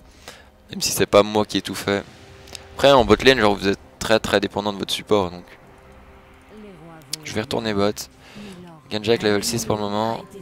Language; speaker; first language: French; native; French